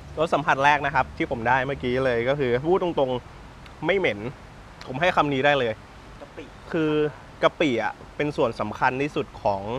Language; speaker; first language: Thai; native; Thai